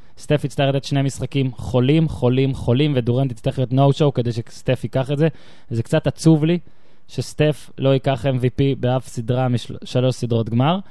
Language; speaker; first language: Hebrew; native; Hebrew